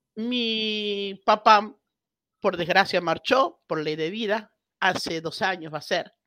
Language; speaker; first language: Spanish; native; Spanish